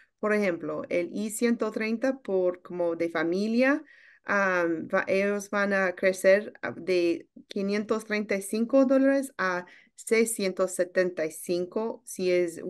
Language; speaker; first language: Spanish; non-native, learner; English